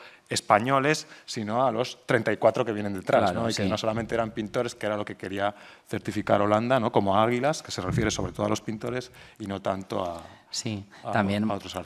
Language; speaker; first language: Spanish; native; Spanish